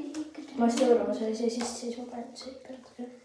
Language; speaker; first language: Estonian; early bilingual, heritage; Estonian